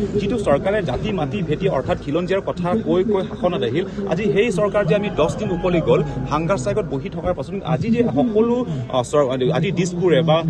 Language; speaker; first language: Assamese; non-native, local second language; Karbi